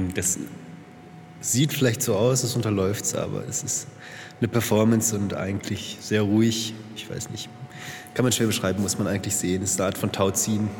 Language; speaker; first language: German; native; German